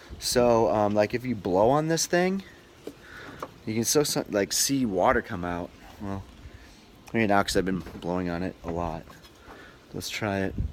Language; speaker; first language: English; native; English